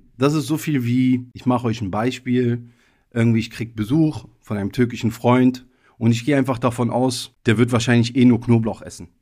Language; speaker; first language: German; early bilingual, other home language; Italian